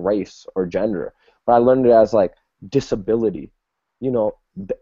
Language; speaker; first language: English; native; English